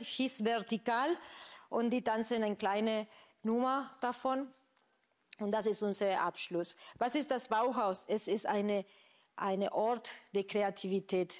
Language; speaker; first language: German; non-native, fluent; Spanish